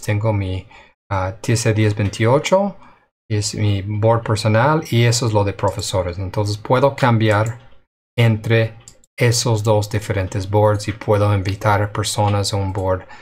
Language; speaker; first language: Spanish; non-native, fluent; English